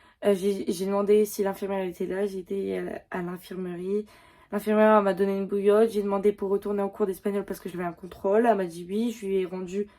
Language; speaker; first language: French; native; French